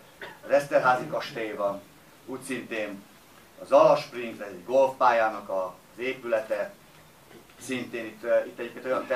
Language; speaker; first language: Hungarian; native; Hungarian